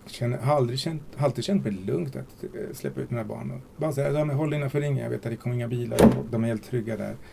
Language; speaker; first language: Swedish; early bilingual, other home language; Spanish